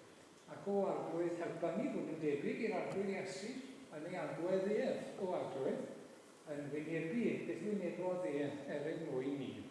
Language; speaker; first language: Welsh; native; Welsh